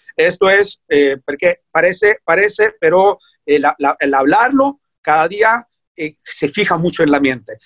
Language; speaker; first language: Spanish; non-native, fluent; Italian